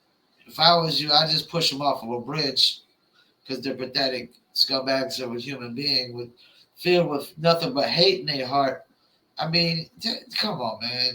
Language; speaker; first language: English; native; English